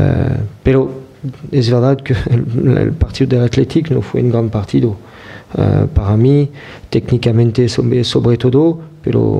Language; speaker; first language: Spanish; non-native, fluent; French